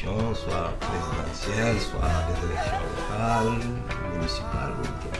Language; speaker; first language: French; non-native, local second language; Wolof